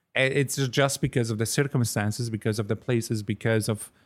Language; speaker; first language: English; non-native, fluent; Arabic